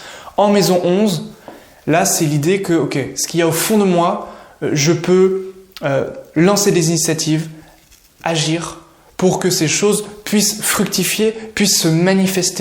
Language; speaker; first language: French; native; French